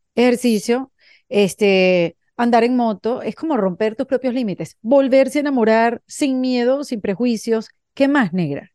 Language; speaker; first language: Spanish; native; Spanish